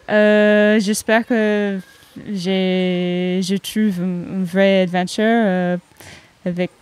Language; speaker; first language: French; non-native, fluent; English